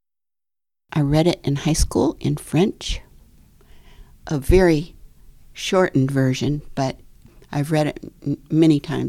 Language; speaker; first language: English; native; English